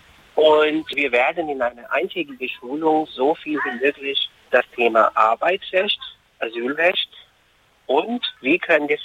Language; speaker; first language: German; non-native, fluent; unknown